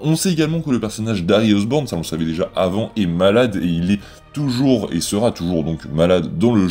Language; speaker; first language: French; native; French